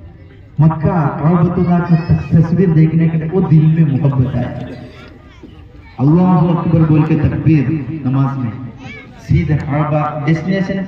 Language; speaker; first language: Hindi; non-native, local second language; Malayalam